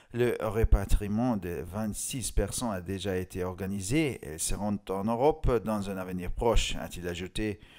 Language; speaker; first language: French; non-native, fluent; Hungarian